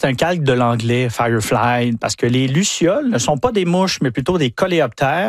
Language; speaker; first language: French; native; French